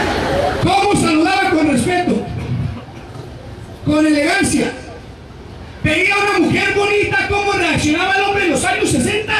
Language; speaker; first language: Spanish; native; Spanish